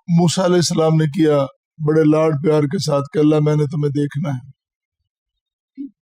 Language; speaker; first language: Urdu; non-native, local second language; Punjabi